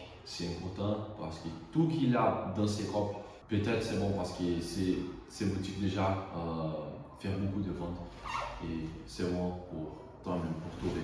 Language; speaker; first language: French; non-native, learner; Portuguese